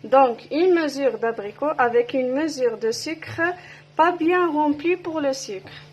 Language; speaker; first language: French; non-native, local second language; Arabic